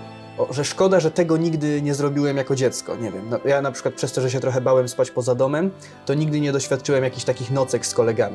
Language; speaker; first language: Polish; native; Polish